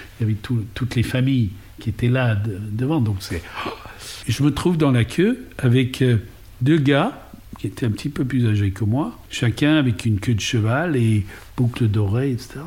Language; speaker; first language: French; non-native, fluent; English